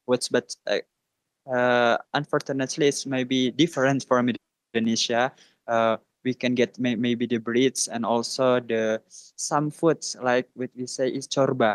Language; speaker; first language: English; non-native, learner; Indonesian